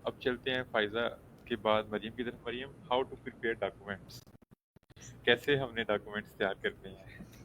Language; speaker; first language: Urdu; non-native, local second language; Punjabi